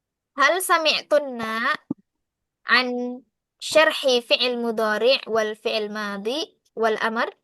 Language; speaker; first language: Arabic; non-native, fluent; Indonesian